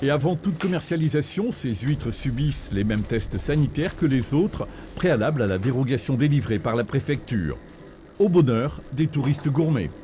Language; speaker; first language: French; native; French